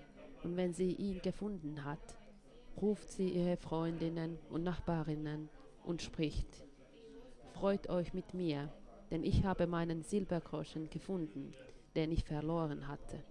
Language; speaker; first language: German; non-native, fluent; Finnish